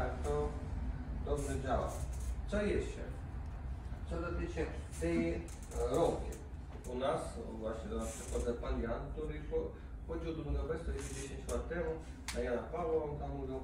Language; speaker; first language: Polish; non-native, fluent; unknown